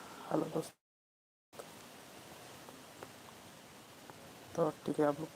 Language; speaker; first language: Hindi; non-native, local second language; Santali